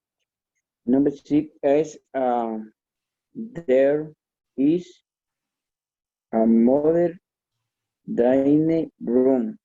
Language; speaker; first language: English; non-native, learner; Spanish